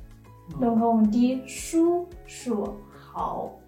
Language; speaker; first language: French; non-native, fluent; Chinese